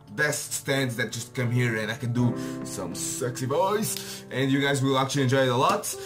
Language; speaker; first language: English; non-native, fluent; Portuguese